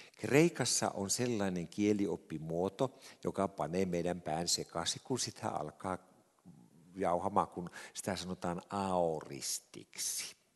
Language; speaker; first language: Finnish; native; Finnish